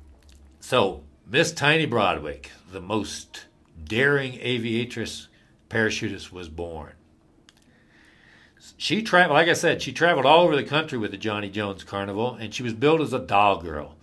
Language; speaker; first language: English; native; English